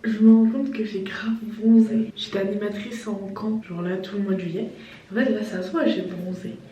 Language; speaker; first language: French; native; French